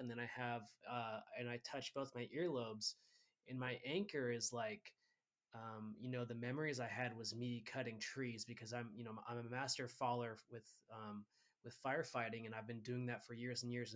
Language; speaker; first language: English; native; English